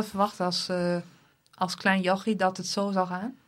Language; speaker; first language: Dutch; native; Dutch